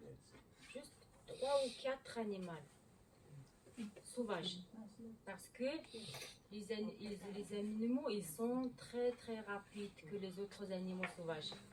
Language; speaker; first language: French; non-native, learner; Mongolian